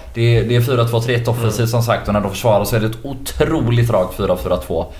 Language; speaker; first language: Swedish; native; Swedish